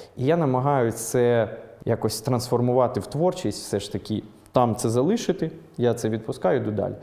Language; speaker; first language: Ukrainian; non-native, local second language; Russian